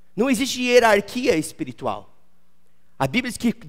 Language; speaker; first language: Portuguese; native; Portuguese